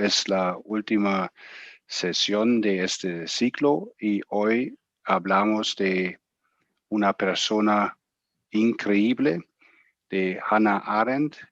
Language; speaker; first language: Spanish; non-native, fluent; German